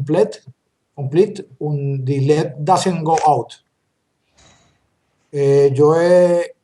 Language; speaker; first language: English; non-native, learner; Spanish